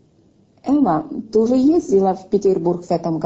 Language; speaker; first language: Russian; non-native, fluent; Finnish